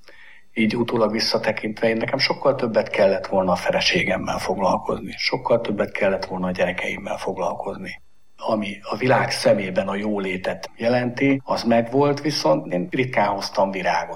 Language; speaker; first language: Hungarian; native; Hungarian